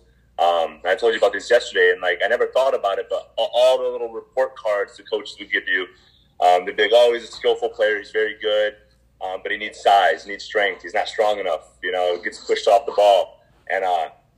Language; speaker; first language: English; native; English